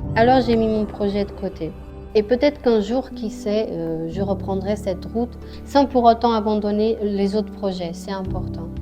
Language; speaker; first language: French; non-native, fluent; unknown